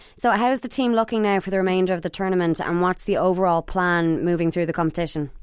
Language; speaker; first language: English; native; English